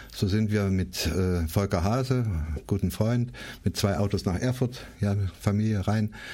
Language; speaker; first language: German; native; German